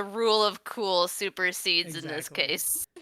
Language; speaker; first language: English; native; English